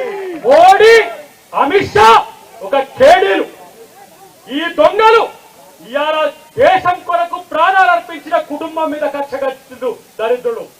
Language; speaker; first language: Telugu; native; Telugu